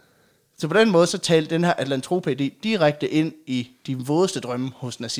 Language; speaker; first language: Danish; native; Danish